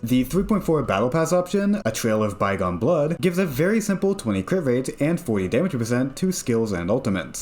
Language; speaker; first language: English; native; English